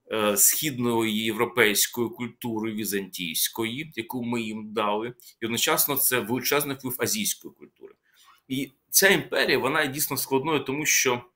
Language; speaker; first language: Ukrainian; native; Ukrainian